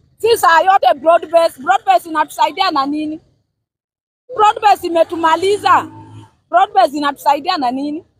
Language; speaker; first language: Swahili; non-native, local second language; Luo (Kenya and Tanzania)